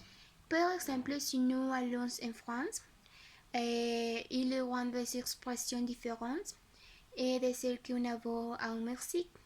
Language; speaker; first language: French; non-native, learner; Spanish